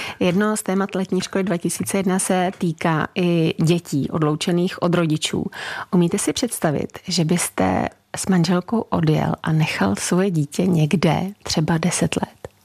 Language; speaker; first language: Czech; native; Czech